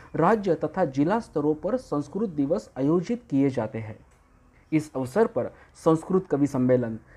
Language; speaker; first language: Hindi; non-native, local second language; Marathi